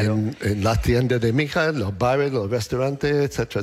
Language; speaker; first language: Spanish; non-native, learner; English